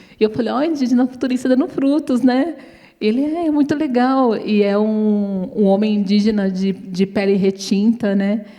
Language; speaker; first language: Portuguese; native; Portuguese